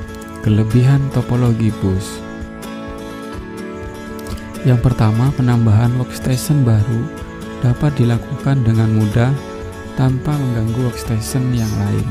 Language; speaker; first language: Indonesian; native; Indonesian